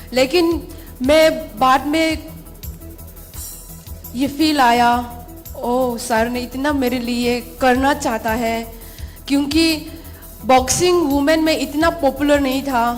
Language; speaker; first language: Hindi; non-native, local second language; Manipuri